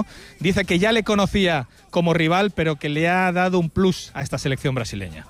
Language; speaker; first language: Spanish; native; Spanish